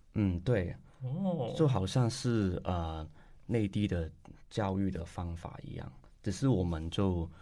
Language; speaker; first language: Chinese; non-native, local second language; Cantonese